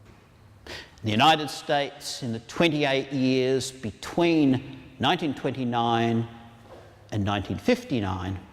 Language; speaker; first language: English; native; English